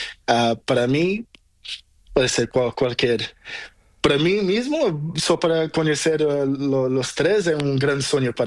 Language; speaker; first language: Spanish; non-native, learner; Portuguese